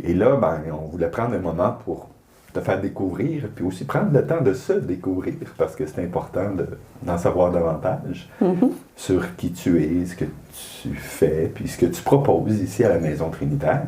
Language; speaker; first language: French; native; French